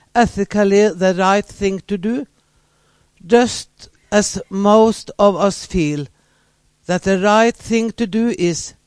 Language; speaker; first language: English; non-native, fluent; Norwegian